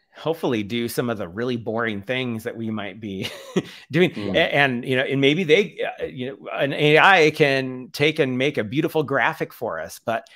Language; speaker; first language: English; native; English